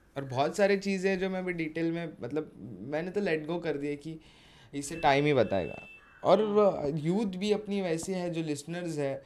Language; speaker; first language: Hindi; native; Hindi